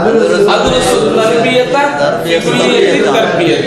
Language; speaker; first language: Arabic; non-native, fluent; Tamil